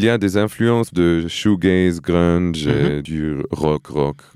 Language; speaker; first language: French; non-native, fluent; Portuguese